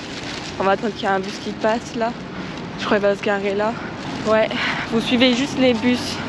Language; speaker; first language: French; native; French